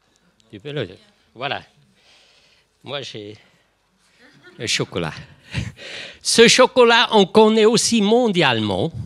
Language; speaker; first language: French; non-native, local second language; German